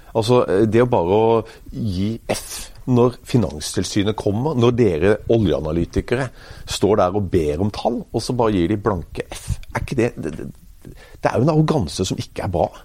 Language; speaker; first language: Norwegian; native; Norwegian